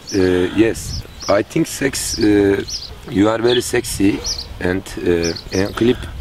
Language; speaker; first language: English; non-native, learner; Turkish